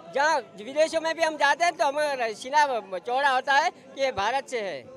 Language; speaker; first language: Hindi; non-native, local second language; Gujarati